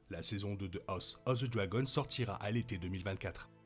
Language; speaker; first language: French; native; French